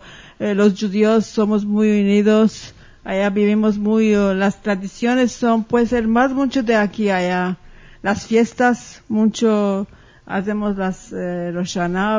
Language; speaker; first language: Spanish; early bilingual, heritage; Ladino